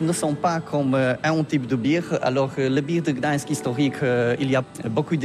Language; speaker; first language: French; non-native, learner; Polish